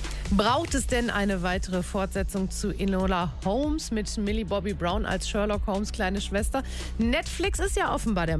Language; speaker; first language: German; native; German